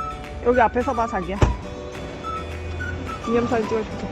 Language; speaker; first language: Korean; native; Korean